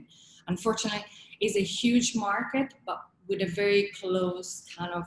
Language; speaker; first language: English; non-native, fluent; Italian